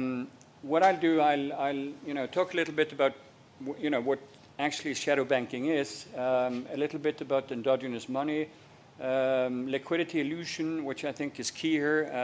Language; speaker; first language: English; non-native, fluent; Norwegian